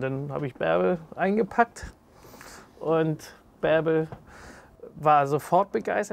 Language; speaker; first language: German; native; German